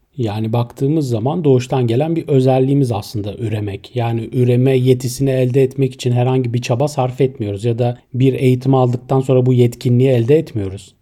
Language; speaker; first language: Turkish; native; Turkish